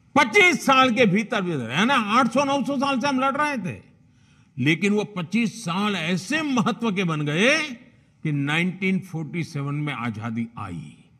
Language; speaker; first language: Hindi; non-native, local second language; Gujarati